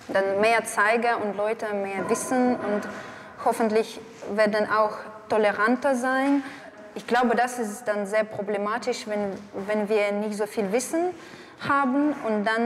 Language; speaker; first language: German; non-native, fluent; Russian